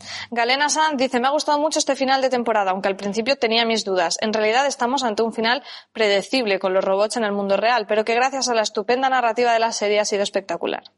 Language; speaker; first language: Spanish; native; Spanish